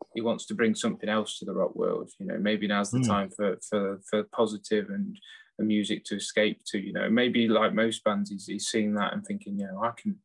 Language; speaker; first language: English; native; English